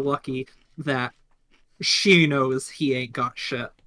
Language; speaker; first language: English; native; English